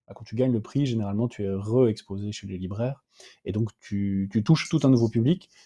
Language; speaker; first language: French; native; French